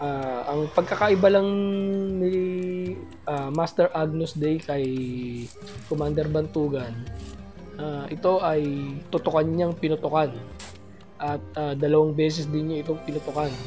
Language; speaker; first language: Filipino; native; Filipino